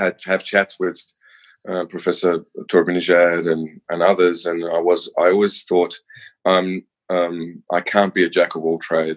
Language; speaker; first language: English; native; English